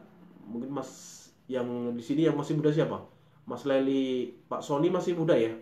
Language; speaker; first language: Indonesian; native; Indonesian